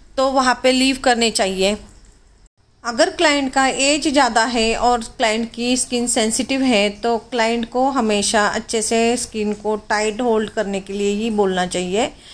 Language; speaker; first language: Hindi; non-native, local second language; Marathi